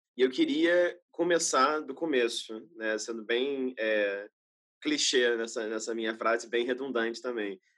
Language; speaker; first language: Portuguese; native; Portuguese